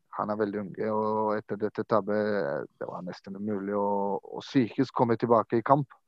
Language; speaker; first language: Norwegian; non-native, fluent; Croatian